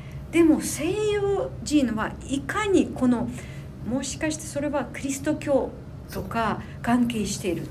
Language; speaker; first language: Japanese; non-native, fluent; Russian